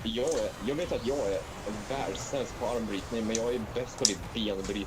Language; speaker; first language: Swedish; native; Swedish